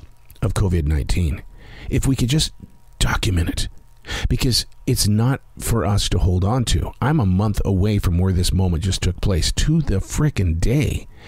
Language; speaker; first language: English; native; English